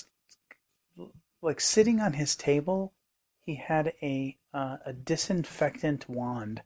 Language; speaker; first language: English; native; English